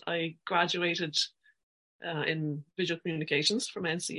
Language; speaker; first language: English; native; English